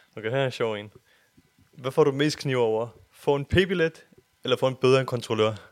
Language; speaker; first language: Danish; early bilingual, other home language; Urdu